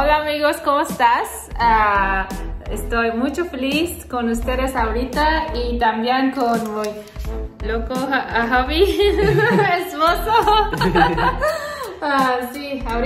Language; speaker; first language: Spanish; non-native, learner; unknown